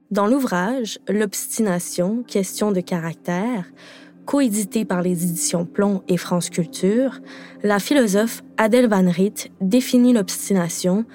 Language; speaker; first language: French; native; French